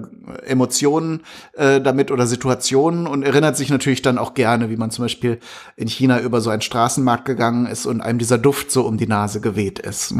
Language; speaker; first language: German; native; German